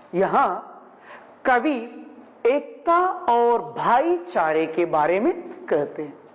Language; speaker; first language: Hindi; non-native, local second language; Malayalam